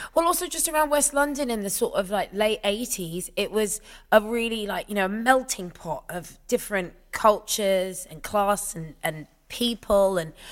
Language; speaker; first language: English; native; English